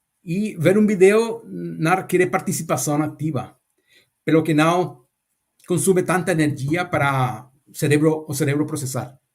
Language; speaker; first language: Portuguese; non-native, learner; Spanish